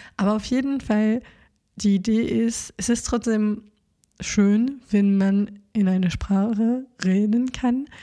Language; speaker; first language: German; non-native, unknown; French